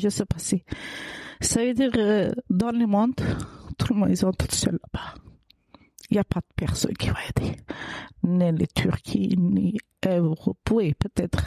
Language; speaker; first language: French; non-native, learner; Kurdish